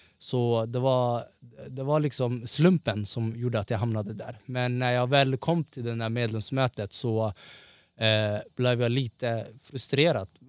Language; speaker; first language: Swedish; early bilingual, other home language; Somali